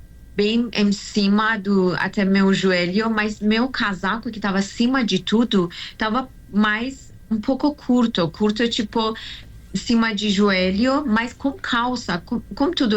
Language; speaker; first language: Portuguese; non-native, learner; Persian